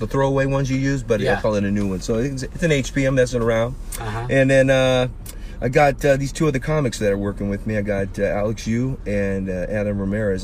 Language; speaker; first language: English; native; English